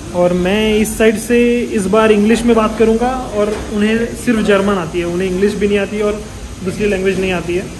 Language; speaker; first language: Hindi; native; Hindi